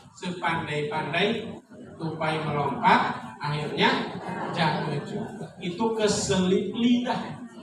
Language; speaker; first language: Indonesian; non-native, local second language; Sundanese